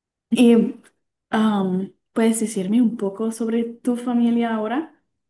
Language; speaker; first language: Spanish; non-native, learner; English